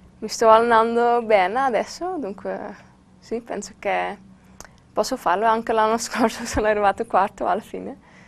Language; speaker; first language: Italian; non-native, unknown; Dutch